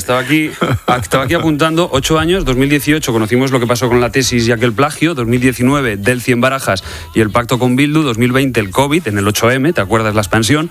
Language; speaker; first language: Spanish; native; Spanish